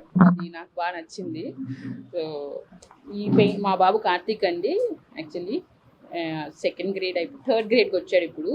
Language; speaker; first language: Telugu; native; Telugu